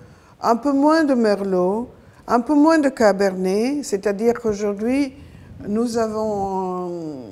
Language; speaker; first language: French; non-native, fluent; Italian